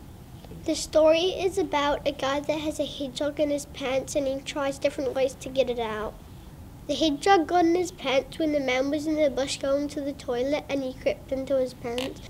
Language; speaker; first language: English; native; English